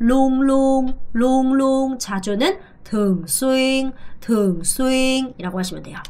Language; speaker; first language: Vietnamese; non-native, fluent; Korean